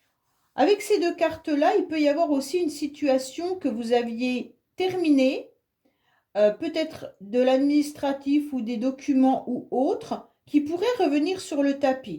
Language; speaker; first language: French; native; French